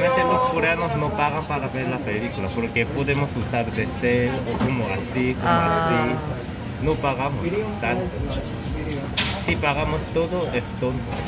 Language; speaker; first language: Spanish; non-native, learner; Korean